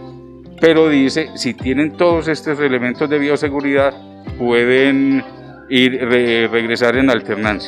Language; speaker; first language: Spanish; native; Spanish